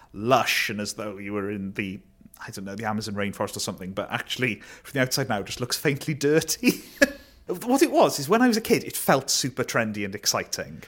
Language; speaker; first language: English; native; English